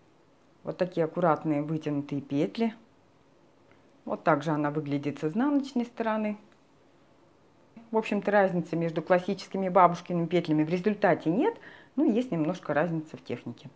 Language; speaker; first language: Russian; native; Russian